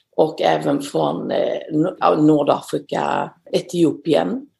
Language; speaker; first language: Swedish; native; Swedish